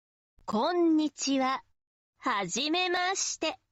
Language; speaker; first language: Japanese; non-native, learner; English